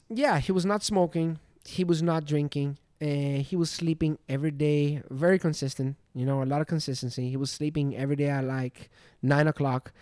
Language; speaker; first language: English; non-native, fluent; Greek